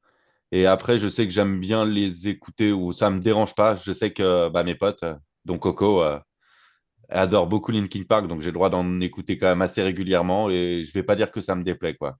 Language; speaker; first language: French; native; French